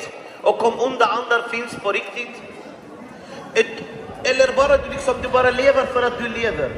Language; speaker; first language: Swedish; non-native, fluent; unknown